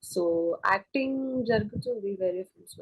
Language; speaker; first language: Telugu; non-native, learner; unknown